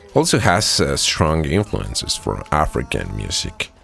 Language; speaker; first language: English; non-native, fluent; Spanish